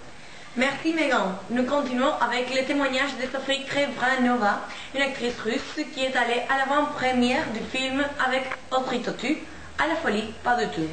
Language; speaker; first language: French; non-native, learner; Spanish